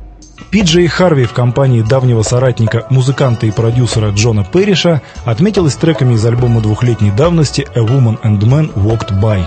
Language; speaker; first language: Russian; native; Russian